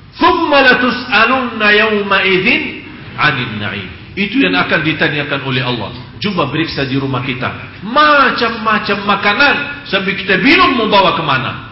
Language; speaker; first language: Indonesian; non-native, fluent; Arabic